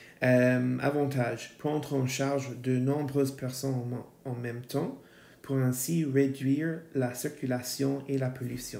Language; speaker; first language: French; non-native, fluent; English